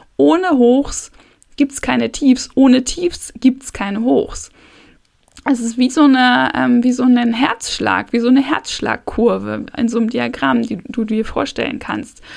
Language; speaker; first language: German; native; German